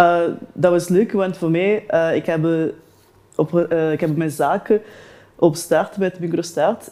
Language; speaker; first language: Dutch; non-native, learner; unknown